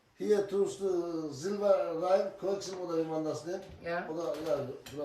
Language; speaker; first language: German; non-native, learner; Turkish